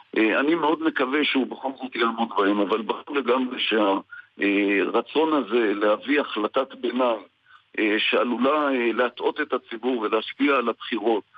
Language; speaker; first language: Hebrew; native; Hebrew